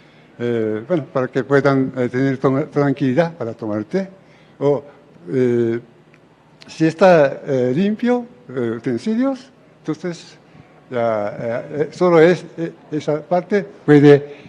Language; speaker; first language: Spanish; non-native, fluent; Japanese